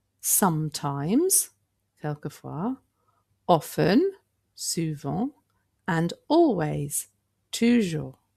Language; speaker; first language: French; non-native, fluent; English